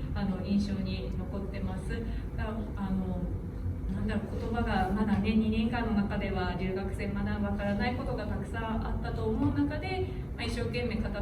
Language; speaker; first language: Japanese; native; Japanese